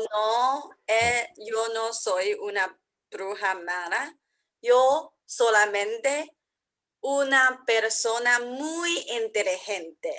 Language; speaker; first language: Spanish; non-native, learner; English